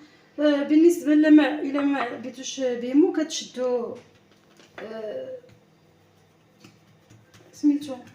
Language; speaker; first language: Arabic; native; Arabic